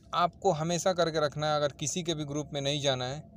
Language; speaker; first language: Hindi; native; Hindi